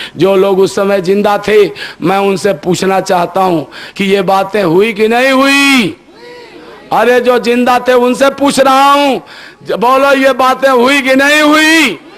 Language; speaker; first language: Hindi; native; Hindi